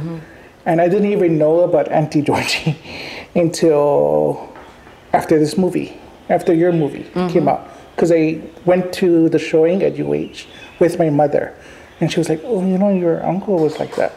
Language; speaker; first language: English; early bilingual, other home language; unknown